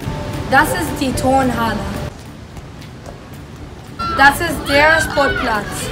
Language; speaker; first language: German; non-native, learner; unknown